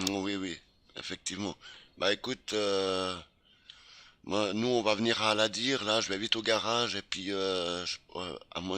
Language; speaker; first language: French; native; French